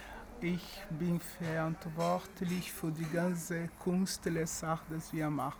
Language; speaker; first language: German; non-native, learner; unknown